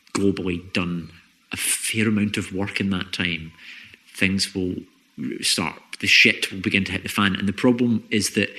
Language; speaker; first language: English; native; English